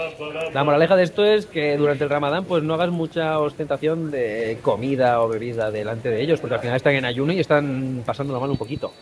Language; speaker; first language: Spanish; native; Spanish